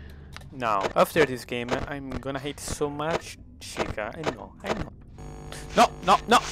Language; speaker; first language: English; non-native, learner; Italian